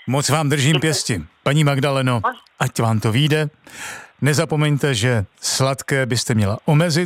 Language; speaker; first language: Czech; native; Czech